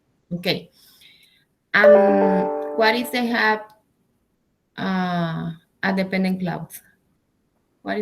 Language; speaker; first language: English; non-native, learner; Spanish